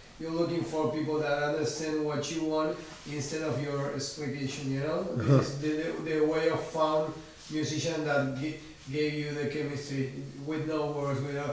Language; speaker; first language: English; non-native, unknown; Spanish